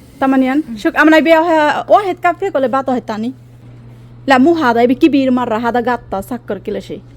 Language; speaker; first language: Arabic; non-native, learner; Bangla